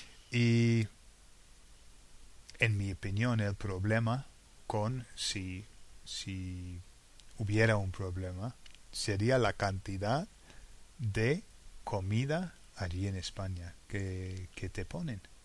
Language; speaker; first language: Spanish; non-native, fluent; English